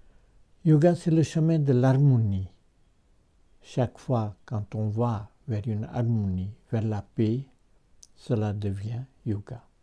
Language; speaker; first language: French; non-native, fluent; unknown